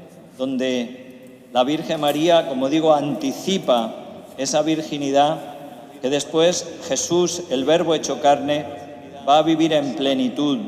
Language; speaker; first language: Spanish; native; Spanish